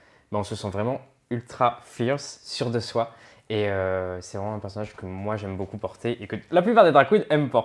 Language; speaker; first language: French; native; French